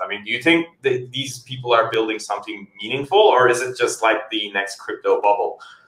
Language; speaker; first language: English; non-native, fluent; Turkish